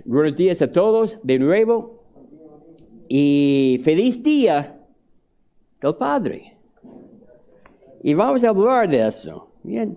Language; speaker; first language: Spanish; non-native, fluent; English